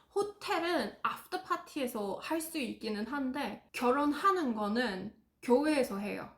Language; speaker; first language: Korean; non-native, fluent; English